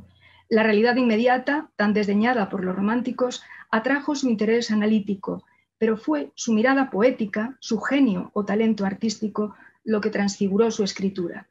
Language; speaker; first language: Spanish; native; Spanish